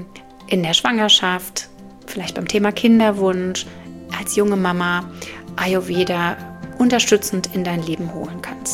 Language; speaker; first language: German; native; German